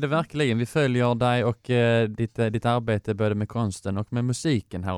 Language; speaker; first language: Swedish; native; Swedish